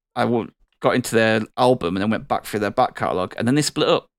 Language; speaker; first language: English; native; English